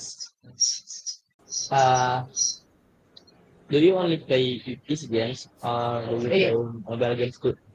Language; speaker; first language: English; non-native, learner; Indonesian